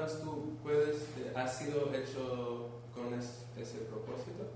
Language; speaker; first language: Spanish; non-native, learner; Portuguese